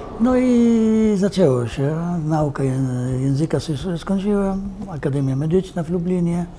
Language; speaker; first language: Polish; non-native, fluent; Arabic